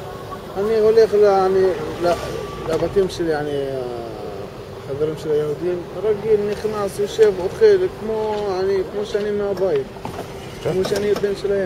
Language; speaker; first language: Hebrew; non-native, local second language; Arabic